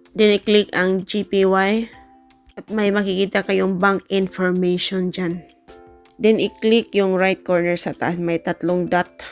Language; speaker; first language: Filipino; native; Filipino